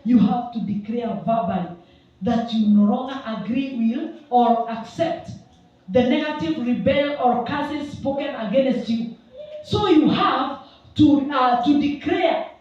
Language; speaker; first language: English; non-native, local second language; Swahili